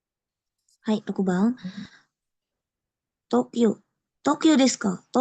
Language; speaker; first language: Japanese; non-native, learner; Indonesian